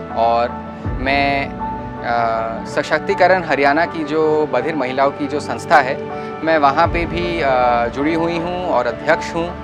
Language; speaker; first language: Hindi; native; Hindi